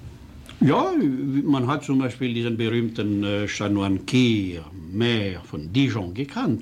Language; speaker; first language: German; non-native, local second language; French